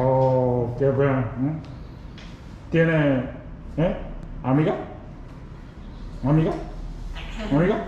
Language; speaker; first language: Spanish; non-native, learner; Korean